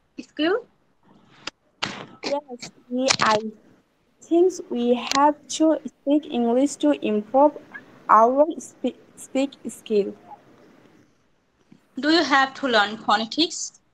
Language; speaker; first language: English; non-native, learner; Bangla